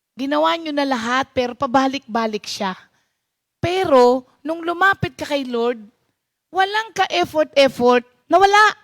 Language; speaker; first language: Filipino; non-native, local second language; Pampanga